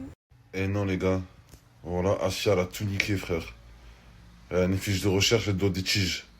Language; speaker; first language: French; native; French